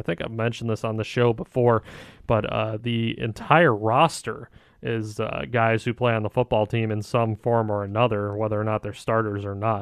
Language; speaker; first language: English; native; English